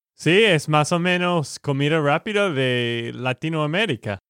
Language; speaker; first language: Spanish; non-native, fluent; English